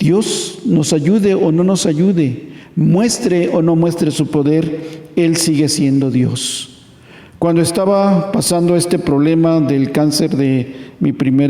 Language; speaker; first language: Spanish; native; Spanish